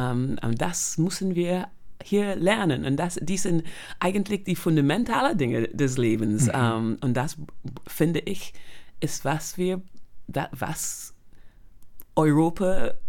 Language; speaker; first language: German; non-native, fluent; English